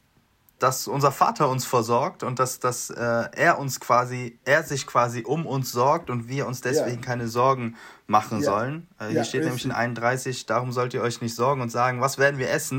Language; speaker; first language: German; native; German